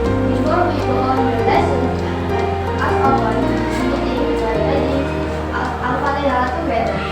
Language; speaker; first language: English; non-native, learner; Indonesian